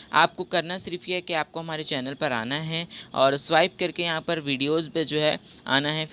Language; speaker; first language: Urdu; native; Urdu